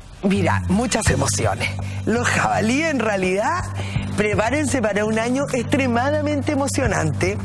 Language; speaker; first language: Spanish; native; Spanish